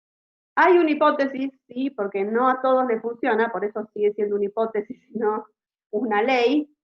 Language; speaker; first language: Spanish; native; Spanish